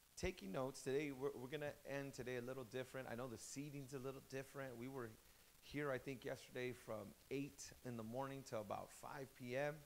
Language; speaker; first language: English; native; English